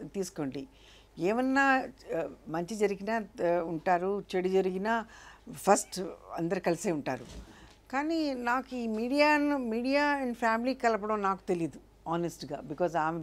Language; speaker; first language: Telugu; non-native, local second language; Urdu